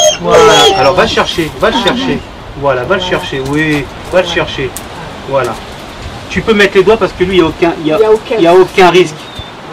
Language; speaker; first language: French; native; French